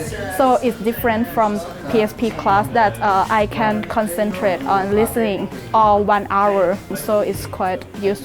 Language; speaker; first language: English; non-native, learner; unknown